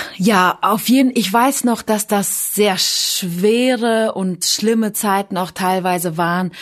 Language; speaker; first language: German; native; German